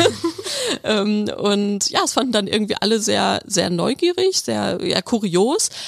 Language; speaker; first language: German; native; German